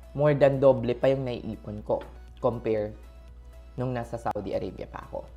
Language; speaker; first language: Filipino; native; Filipino